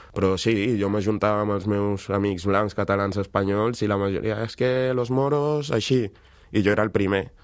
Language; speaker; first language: Catalan; early bilingual, other home language; Wolof